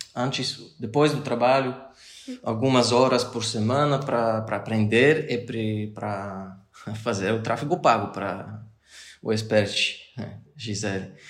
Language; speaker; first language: Portuguese; non-native, fluent; Bulgarian